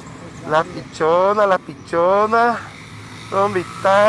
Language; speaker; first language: Spanish; native; Spanish